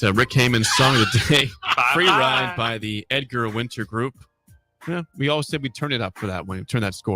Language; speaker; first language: English; native; English